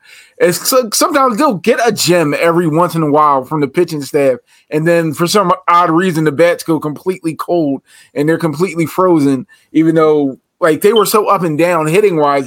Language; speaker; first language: English; native; English